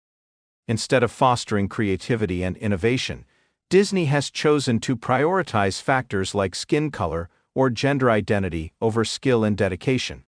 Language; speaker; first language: English; native; English